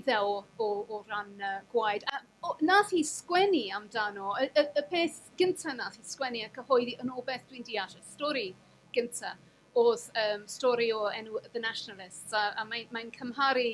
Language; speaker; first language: Welsh; non-native, fluent; English